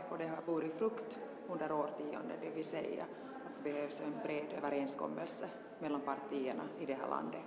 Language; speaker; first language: Swedish; non-native, local second language; Finnish